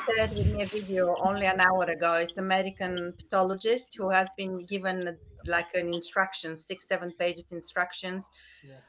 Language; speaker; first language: English; non-native, fluent; Bulgarian